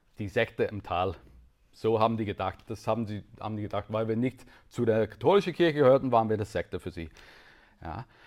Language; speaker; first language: German; non-native, fluent; English